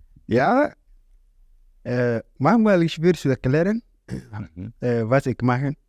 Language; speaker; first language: German; non-native, learner; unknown